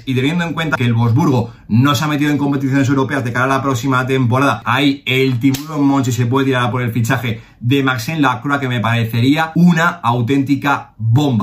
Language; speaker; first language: Spanish; native; Spanish